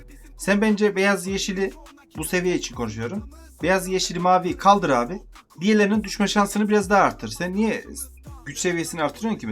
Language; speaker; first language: Turkish; native; Turkish